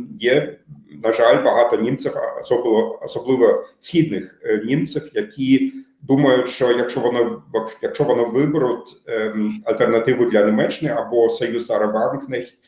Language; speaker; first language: Ukrainian; non-native, fluent; German